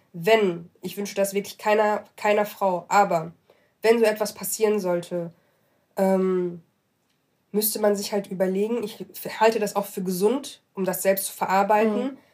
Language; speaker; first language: German; early bilingual, other home language; Arabic